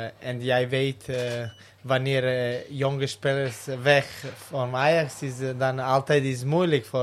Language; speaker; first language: Dutch; non-native, learner; Serbian